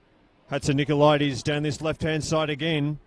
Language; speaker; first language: English; native; English